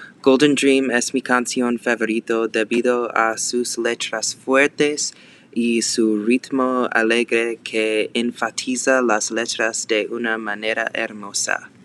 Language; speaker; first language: Spanish; non-native, learner; English